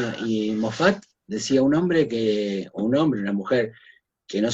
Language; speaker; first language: Spanish; native; Spanish